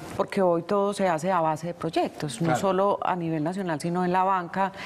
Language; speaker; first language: Spanish; native; Spanish